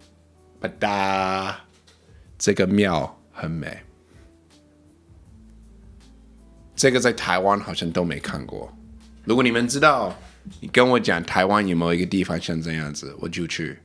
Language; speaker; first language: Chinese; early bilingual, heritage; English